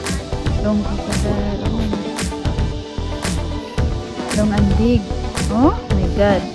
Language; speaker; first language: English; non-native, learner; Filipino